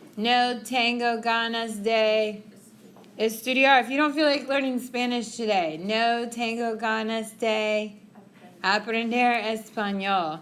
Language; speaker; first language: Spanish; non-native, fluent; English